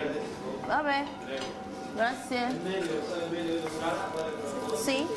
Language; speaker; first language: Italian; non-native, learner; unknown